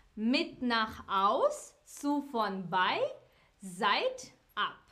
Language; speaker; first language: German; non-native, fluent; Ukrainian